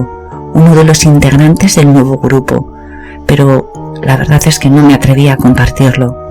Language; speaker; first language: Spanish; native; Spanish